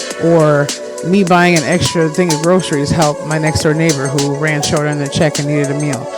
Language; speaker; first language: English; native; English